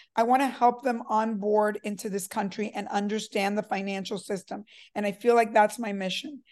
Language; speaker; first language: English; early bilingual, other home language; Spanish